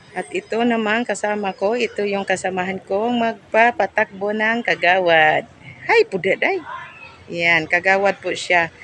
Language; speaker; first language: Filipino; non-native, local second language; Cebuano